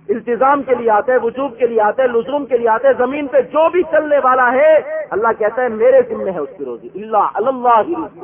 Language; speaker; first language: Urdu; non-native, local second language; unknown